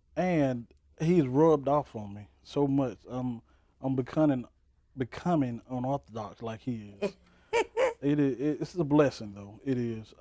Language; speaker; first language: English; native; English